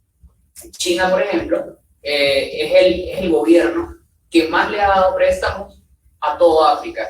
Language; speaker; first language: Spanish; native; Spanish